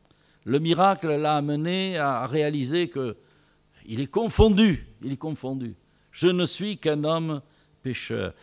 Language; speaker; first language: French; native; French